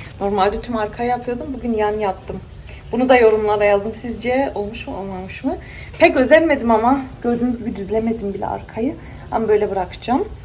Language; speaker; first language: Turkish; early bilingual, heritage; Turkish